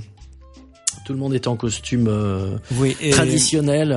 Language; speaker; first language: French; native; French